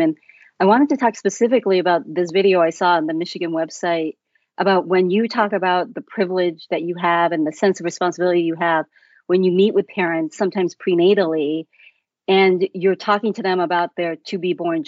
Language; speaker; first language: English; native; English